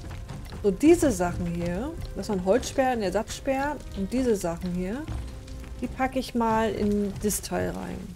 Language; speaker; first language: German; native; German